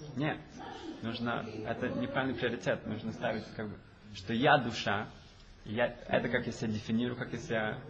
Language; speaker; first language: Russian; early bilingual, heritage; Russian